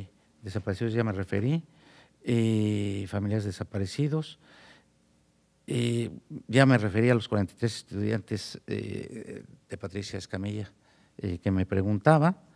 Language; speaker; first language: Spanish; native; Spanish